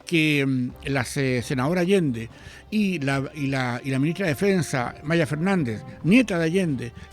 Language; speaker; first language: Spanish; native; Spanish